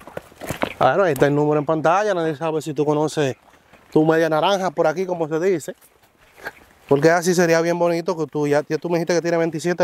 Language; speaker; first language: Spanish; native; Spanish